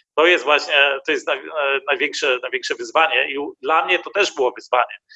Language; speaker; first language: Polish; early bilingual, heritage; Polish